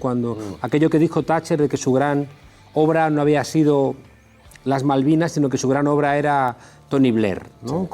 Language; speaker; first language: Spanish; native; Spanish